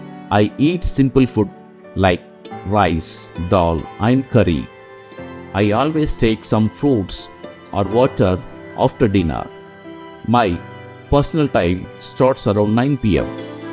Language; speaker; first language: English; non-native, local second language; Telugu